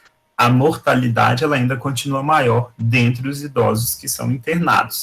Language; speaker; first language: Portuguese; native; Portuguese